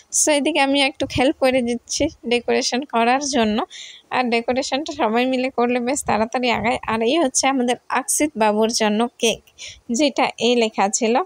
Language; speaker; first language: Bangla; non-native, local second language; Sadri